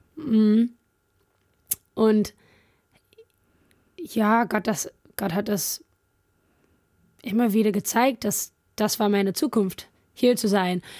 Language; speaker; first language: German; non-native, learner; English